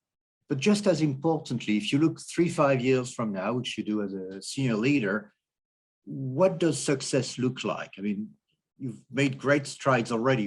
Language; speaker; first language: English; non-native, fluent; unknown